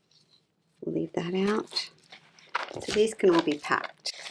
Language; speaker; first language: English; native; English